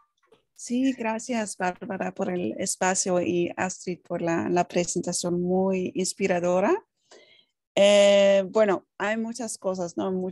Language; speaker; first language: Spanish; non-native, fluent; Dutch